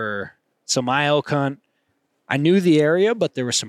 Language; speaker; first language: English; native; English